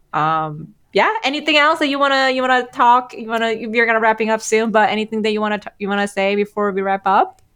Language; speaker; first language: English; non-native, fluent; Korean